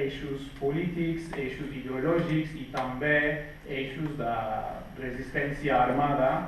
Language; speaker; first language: Catalan; non-native, fluent; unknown